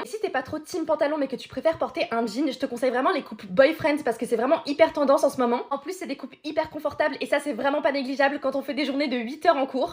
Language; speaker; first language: French; native; French